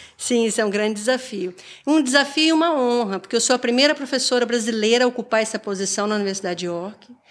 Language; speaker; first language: Portuguese; native; Portuguese